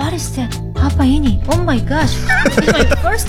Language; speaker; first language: English; non-native, learner; Korean